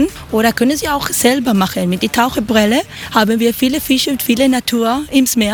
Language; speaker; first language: German; non-native, learner; Spanish